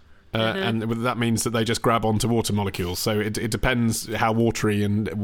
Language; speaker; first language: English; native; English